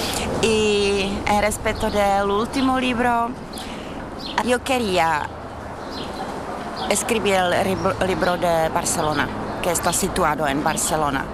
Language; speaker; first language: Spanish; non-native, learner; Czech